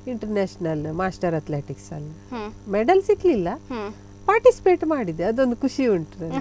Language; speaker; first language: Kannada; native; Kannada